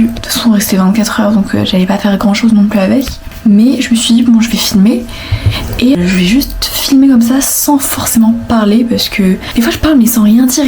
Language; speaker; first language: French; native; French